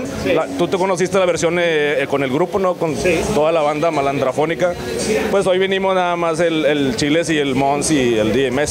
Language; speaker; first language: Spanish; native; Spanish